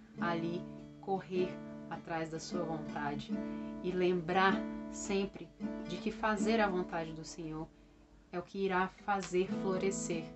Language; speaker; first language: Portuguese; native; Portuguese